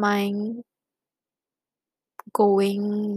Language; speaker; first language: English; non-native, local second language; Chinese